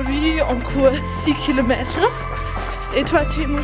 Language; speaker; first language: French; non-native, fluent; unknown